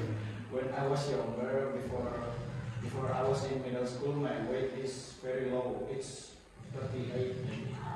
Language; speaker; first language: English; non-native, learner; Indonesian